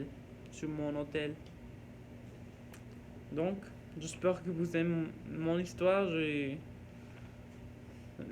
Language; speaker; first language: French; non-native, learner; Norwegian